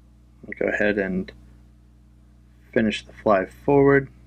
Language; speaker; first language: English; native; English